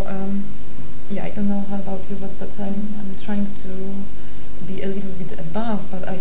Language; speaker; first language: English; non-native, fluent; Polish